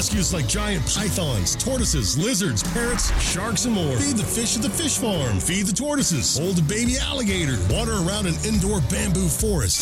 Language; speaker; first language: English; native; English